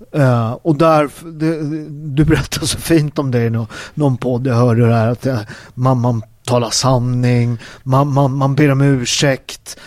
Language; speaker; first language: Swedish; early bilingual, other home language; Italian